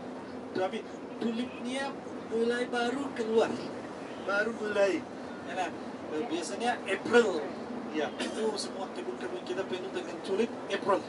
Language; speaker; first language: Indonesian; non-native, fluent; Turkish